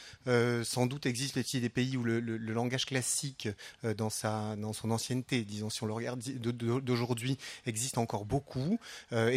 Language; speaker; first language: French; native; French